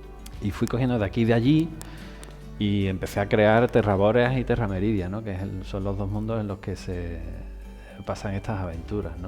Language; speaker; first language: Spanish; native; Spanish